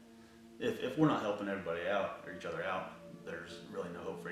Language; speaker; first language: English; native; English